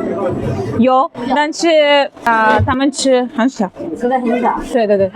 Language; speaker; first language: Chinese; non-native, learner; Tamil